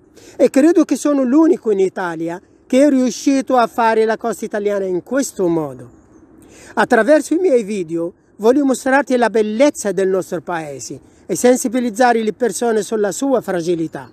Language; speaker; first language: Italian; non-native, fluent; Arabic